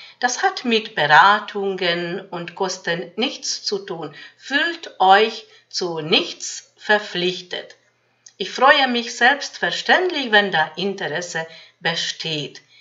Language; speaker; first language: German; non-native, fluent; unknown